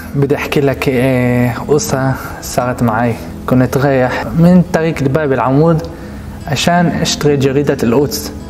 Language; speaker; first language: Arabic; non-native, local second language; Hebrew